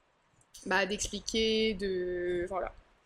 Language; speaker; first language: French; native; French